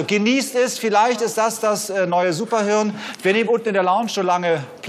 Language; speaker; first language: German; native; German